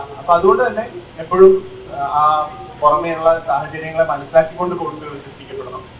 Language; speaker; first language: Malayalam; native; Malayalam